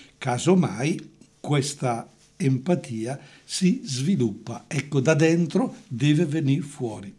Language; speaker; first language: Italian; native; Italian